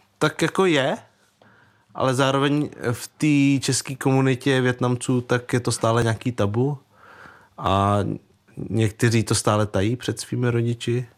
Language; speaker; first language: Czech; early bilingual, other home language; Vietnamese